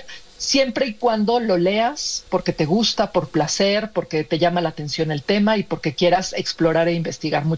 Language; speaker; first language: Spanish; native; Spanish